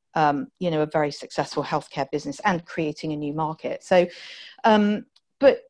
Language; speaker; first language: English; native; English